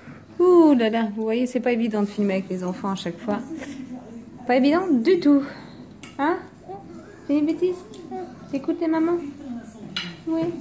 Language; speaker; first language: French; native; French